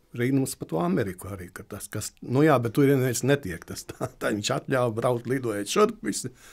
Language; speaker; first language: Latvian; native; Latvian